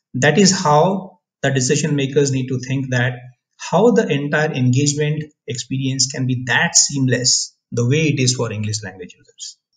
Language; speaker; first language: English; non-native, local second language; Odia